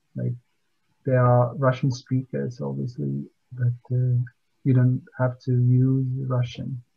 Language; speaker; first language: English; non-native, fluent; Latvian